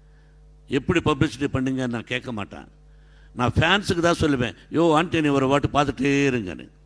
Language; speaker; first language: Tamil; non-native, learner; Telugu